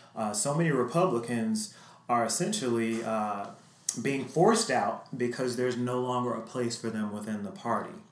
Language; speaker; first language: English; native; English